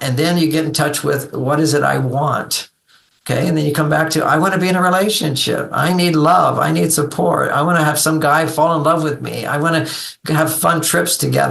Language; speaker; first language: English; native; English